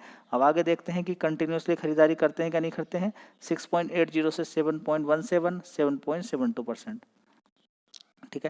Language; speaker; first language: Hindi; native; Hindi